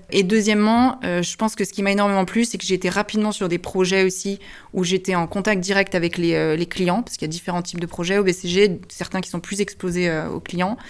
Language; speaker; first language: French; early bilingual, heritage; French